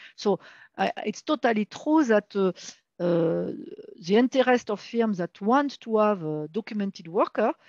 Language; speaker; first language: English; non-native, fluent; French